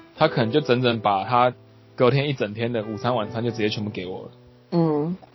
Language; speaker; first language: Chinese; non-native, local second language; Min Nan Chinese